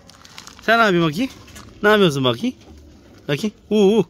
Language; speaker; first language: Turkish; non-native, learner; Chinese